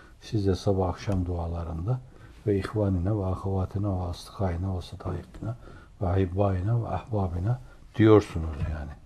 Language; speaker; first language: Turkish; native; Turkish